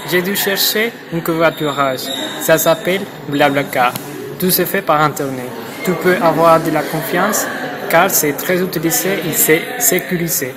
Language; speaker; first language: French; non-native, fluent; Spanish